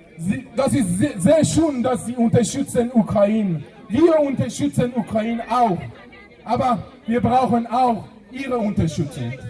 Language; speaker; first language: German; non-native, learner; Persian